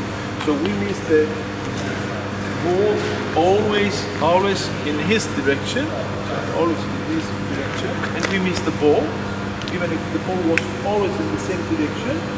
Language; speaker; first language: English; non-native, learner; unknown